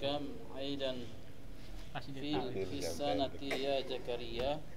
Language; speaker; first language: Arabic; non-native, learner; Indonesian